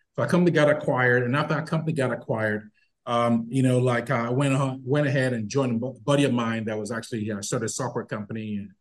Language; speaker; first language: English; non-native, local second language; Yoruba